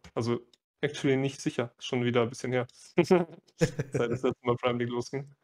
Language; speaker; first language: German; native; German